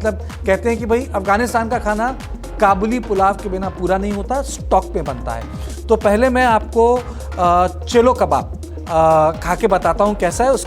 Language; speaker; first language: Hindi; native; Hindi